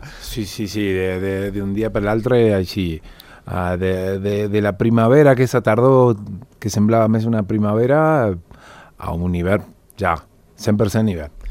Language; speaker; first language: Catalan; non-native, fluent; Spanish